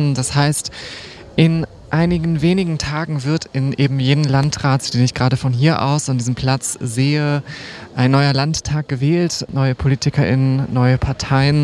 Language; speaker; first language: German; native; German